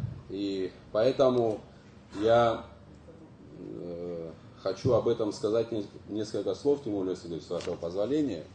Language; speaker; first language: Russian; native; Russian